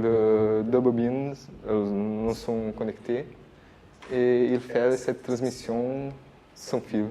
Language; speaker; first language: French; non-native, learner; Portuguese